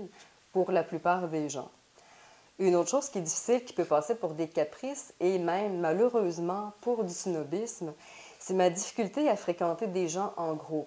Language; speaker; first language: French; native; French